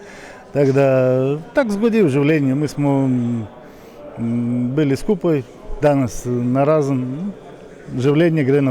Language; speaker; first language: Slovenian; non-native, learner; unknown